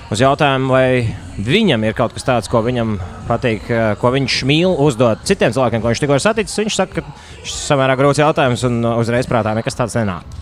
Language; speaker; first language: Latvian; native; Latvian